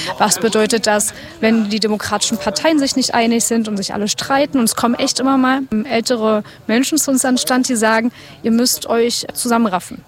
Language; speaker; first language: German; native; German